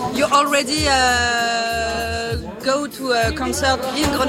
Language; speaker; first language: English; non-native, learner; French